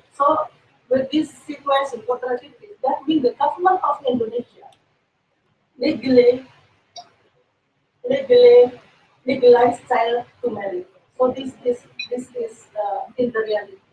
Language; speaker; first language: English; non-native, learner; Indonesian